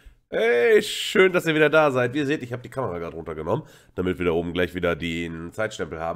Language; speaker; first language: German; native; German